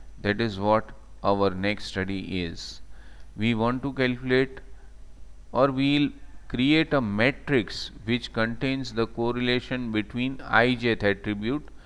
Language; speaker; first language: English; non-native, local second language; Gujarati